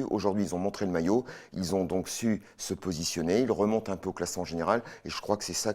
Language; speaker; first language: French; native; French